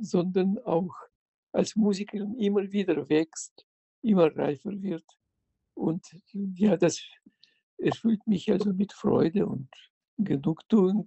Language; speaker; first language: German; non-native, fluent; Russian